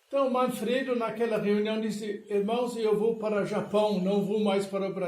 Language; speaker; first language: Portuguese; non-native, fluent; German